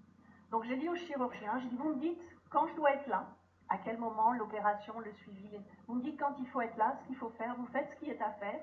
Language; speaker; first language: French; native; French